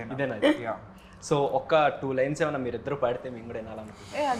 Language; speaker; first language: Telugu; native; Telugu